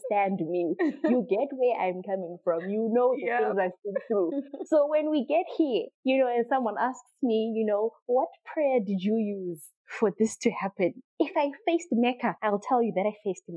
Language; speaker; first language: English; non-native, local second language; Shona